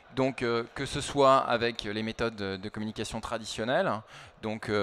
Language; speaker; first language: French; native; French